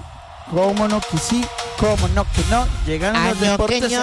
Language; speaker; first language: Spanish; native; Spanish